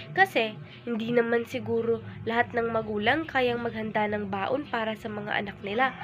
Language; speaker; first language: Filipino; native; Filipino